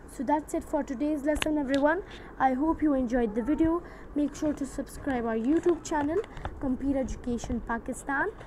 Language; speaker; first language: English; non-native, local second language; Urdu